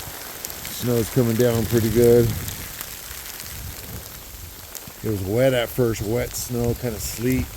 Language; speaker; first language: English; native; English